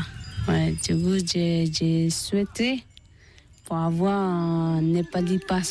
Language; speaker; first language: French; non-native, learner; Tibetan